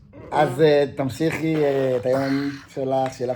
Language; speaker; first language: Hebrew; native; Hebrew